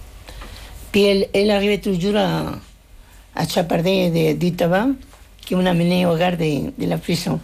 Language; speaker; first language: French; non-native, fluent; Spanish